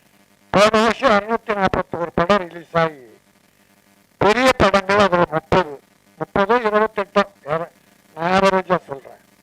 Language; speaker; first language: Tamil; native; Tamil